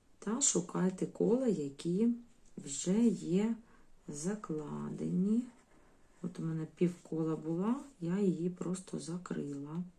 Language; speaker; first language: Ukrainian; non-native, local second language; Russian